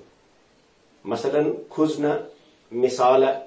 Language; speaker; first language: Arabic; non-native, fluent; Urdu